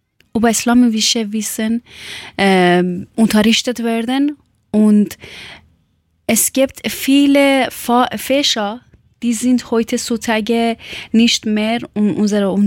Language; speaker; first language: German; non-native, learner; Persian